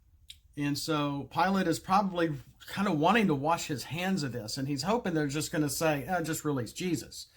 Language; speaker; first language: English; native; English